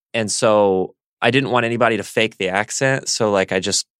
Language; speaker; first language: English; native; English